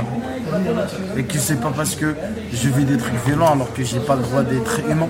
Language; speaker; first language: French; non-native, local second language; Arabic